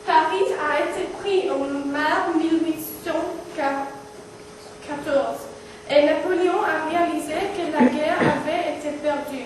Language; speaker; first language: French; non-native, learner; English